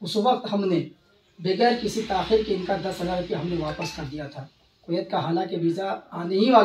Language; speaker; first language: Hindi; native; Hindi